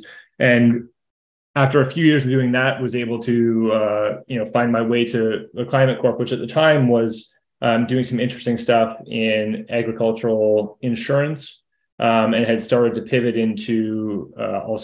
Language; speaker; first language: English; native; English